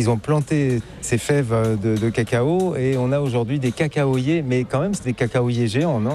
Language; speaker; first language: French; native; French